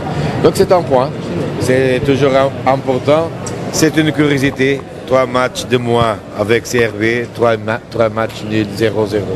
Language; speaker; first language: French; non-native, learner; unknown